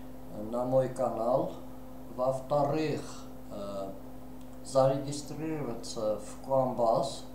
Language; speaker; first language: Russian; non-native, fluent; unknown